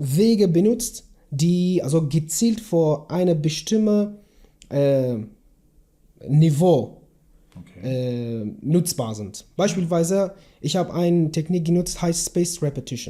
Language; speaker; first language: German; non-native, learner; Kurdish